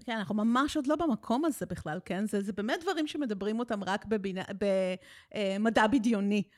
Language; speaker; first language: Hebrew; native; Hebrew